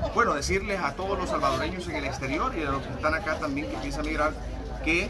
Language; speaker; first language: Spanish; native; Spanish